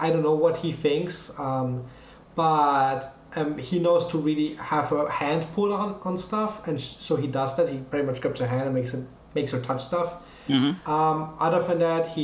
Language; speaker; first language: English; non-native, fluent; German